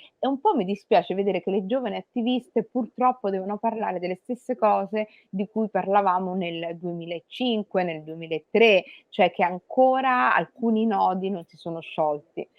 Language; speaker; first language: Italian; early bilingual, other home language; Somali